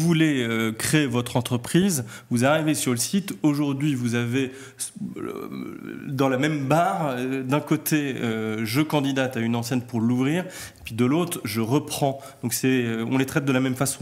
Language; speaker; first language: French; native; French